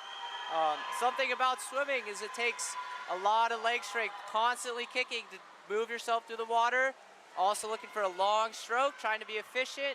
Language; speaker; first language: English; native; English